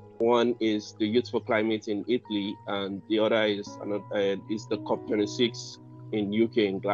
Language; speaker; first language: English; non-native, local second language; Yoruba